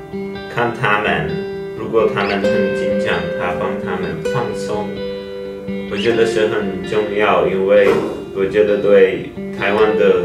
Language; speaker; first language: Chinese; non-native, fluent; Czech